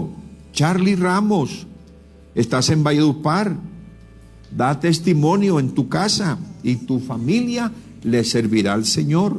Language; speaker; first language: Spanish; native; Spanish